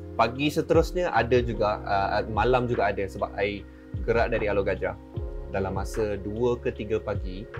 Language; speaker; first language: Malay; non-native, local second language; Tamil